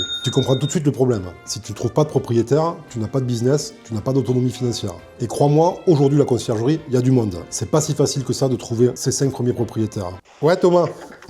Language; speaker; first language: French; native; French